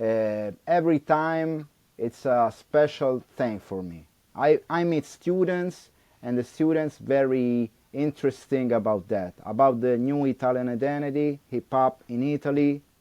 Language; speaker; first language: English; non-native, learner; Italian